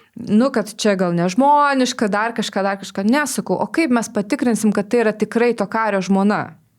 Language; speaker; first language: Lithuanian; non-native, local second language; Polish